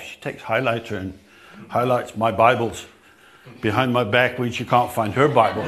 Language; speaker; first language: English; native; English